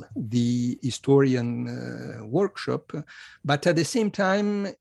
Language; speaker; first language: English; non-native, fluent; Italian